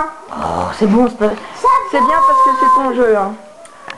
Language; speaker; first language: French; native; French